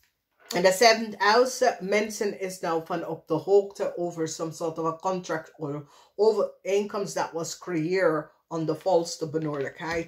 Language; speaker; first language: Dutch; non-native, fluent; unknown